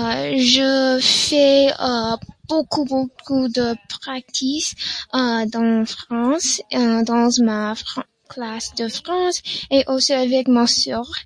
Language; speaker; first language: French; non-native, learner; English